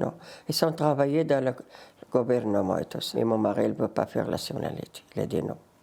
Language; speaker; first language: French; non-native, learner; Riffian